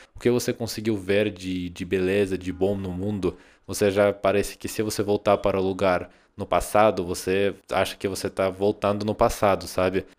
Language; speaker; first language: Portuguese; non-native, fluent; Russian